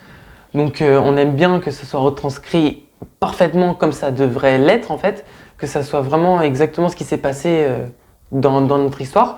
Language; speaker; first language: French; native; French